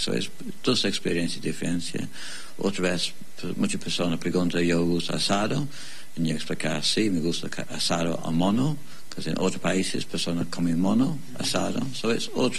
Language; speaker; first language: Spanish; non-native, learner; English